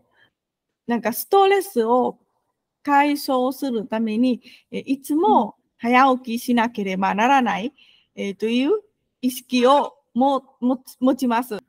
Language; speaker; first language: Japanese; non-native, fluent; Vietnamese